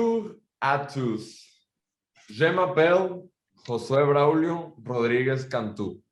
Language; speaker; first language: French; non-native, learner; Spanish